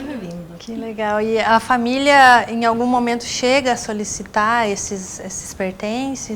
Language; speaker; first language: Portuguese; native; Portuguese